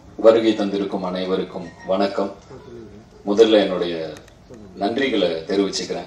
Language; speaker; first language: Tamil; native; Tamil